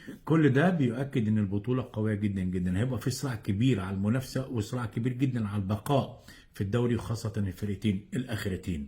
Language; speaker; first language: Arabic; native; Arabic